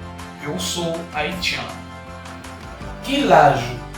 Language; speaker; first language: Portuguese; non-native, learner; Haitian Creole